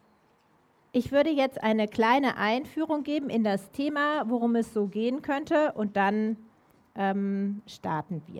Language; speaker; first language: German; native; German